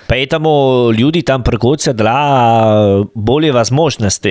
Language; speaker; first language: Russian; non-native, learner; Italian